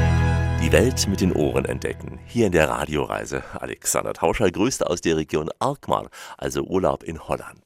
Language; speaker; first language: German; native; German